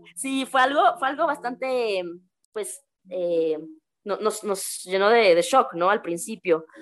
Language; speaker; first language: Spanish; native; Spanish